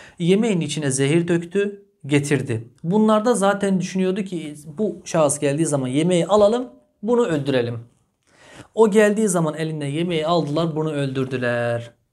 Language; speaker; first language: Turkish; early bilingual, heritage; Turkish